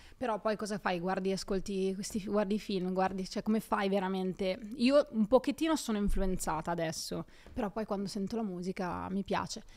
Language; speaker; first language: Italian; native; Italian